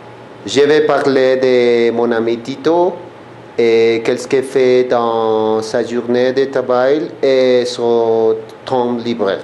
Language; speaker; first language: French; non-native, learner; Spanish